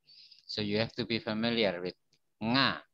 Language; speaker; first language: English; non-native, fluent; Indonesian